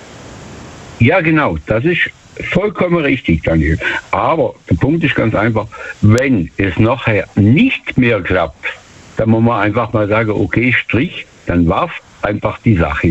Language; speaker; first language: German; native; German